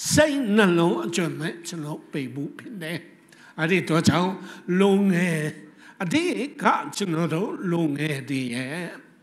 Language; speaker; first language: Burmese; non-native, local second language; Tedim Chin